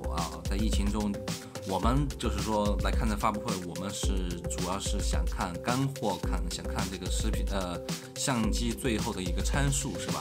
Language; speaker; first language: Chinese; native; Chinese